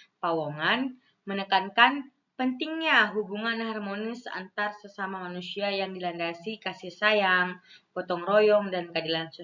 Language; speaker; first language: Indonesian; non-native, local second language; Balinese